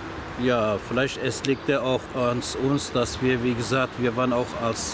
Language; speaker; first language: German; non-native, learner; Turkish